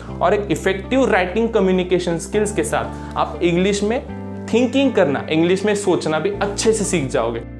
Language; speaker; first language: Hindi; non-native, local second language; Marathi